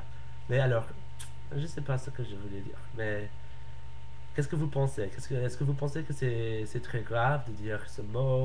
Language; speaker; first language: French; non-native, learner; English